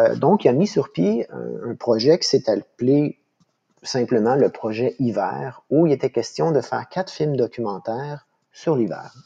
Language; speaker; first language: French; native; French